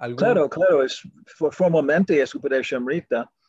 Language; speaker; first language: Spanish; non-native, fluent; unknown